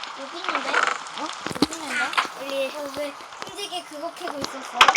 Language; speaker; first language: Korean; native; Korean